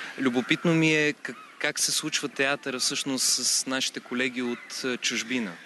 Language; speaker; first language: Bulgarian; native; Bulgarian